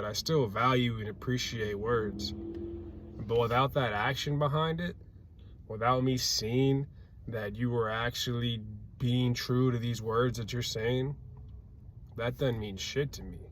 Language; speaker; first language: English; native; English